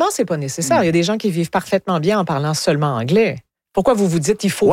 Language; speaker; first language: French; native; French